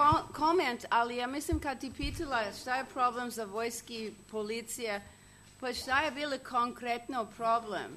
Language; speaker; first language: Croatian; non-native, learner; English